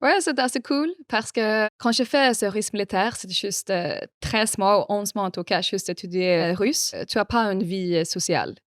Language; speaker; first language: French; non-native, fluent; Swedish